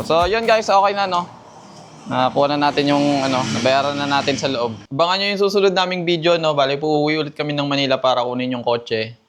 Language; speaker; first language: Filipino; non-native, local second language; Cebuano